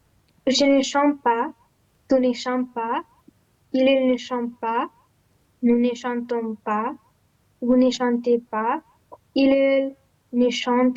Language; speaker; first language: French; non-native, learner; Romanian